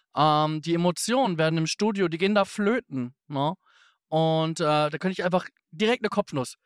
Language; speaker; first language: German; native; German